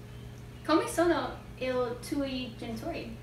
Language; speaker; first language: Italian; non-native, learner; English